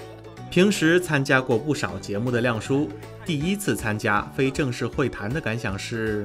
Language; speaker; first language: Chinese; native; Chinese